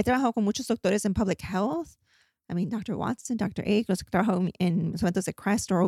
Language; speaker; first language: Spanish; early bilingual, heritage; Spanish